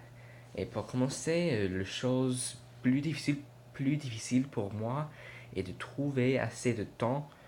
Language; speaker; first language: French; non-native, learner; English